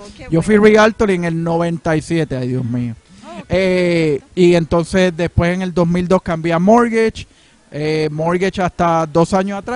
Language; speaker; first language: Spanish; native; Spanish